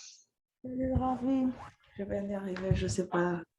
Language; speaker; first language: French; non-native, fluent; Spanish